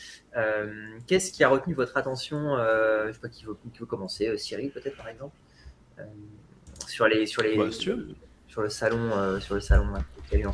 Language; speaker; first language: French; native; French